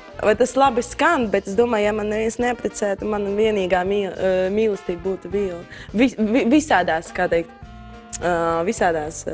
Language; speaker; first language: Latvian; non-native, fluent; Ukrainian